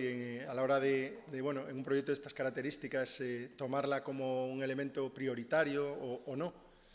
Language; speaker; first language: Spanish; native; Spanish